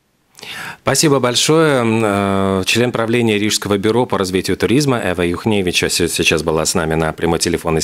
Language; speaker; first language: Russian; native; Russian